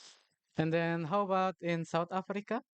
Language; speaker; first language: English; non-native, learner; Indonesian